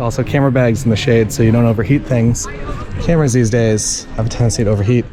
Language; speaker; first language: English; native; English